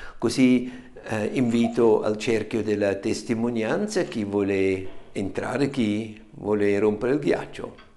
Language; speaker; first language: Italian; non-native, fluent; German